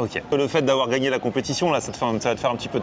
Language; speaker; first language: French; native; French